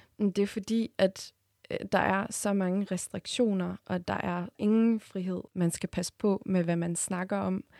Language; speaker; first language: Danish; early bilingual, other home language; Turkmen